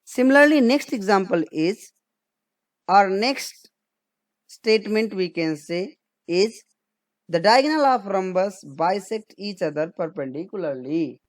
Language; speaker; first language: English; non-native, local second language; Nepali